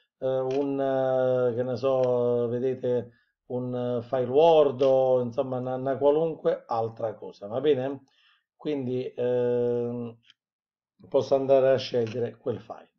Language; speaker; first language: Italian; native; Italian